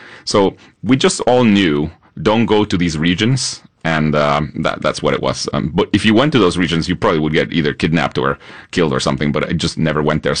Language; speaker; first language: English; non-native, fluent; Spanish